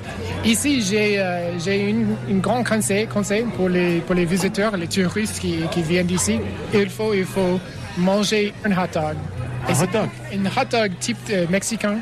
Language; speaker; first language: French; non-native, learner; English